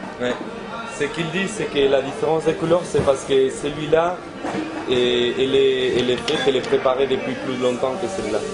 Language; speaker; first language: French; non-native, fluent; Spanish